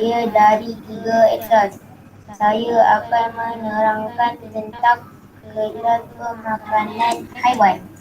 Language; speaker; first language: Malay; native; Malay